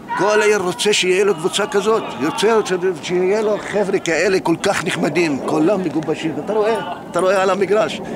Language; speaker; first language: Hebrew; non-native, local second language; Arabic